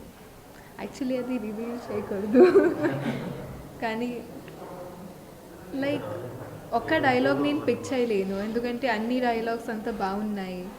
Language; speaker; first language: Telugu; non-native, local second language; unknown